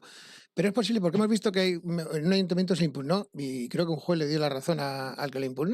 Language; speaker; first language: Spanish; native; Spanish